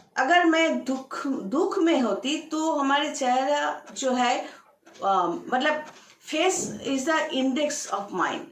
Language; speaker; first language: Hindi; non-native, local second language; Bangla